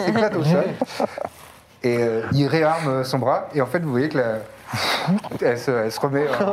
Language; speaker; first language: French; native; French